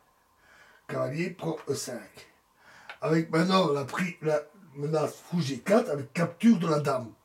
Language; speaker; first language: French; native; French